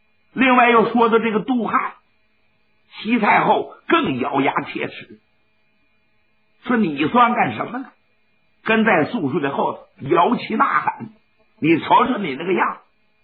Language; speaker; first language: Chinese; native; Chinese